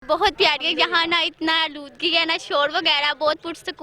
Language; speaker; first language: Hindi; non-native, local second language; Punjabi